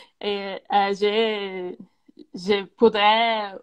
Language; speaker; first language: French; non-native, learner; Portuguese